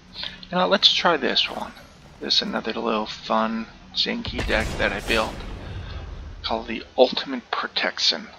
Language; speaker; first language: English; native; English